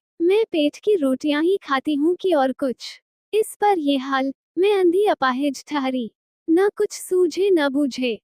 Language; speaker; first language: Hindi; native; Hindi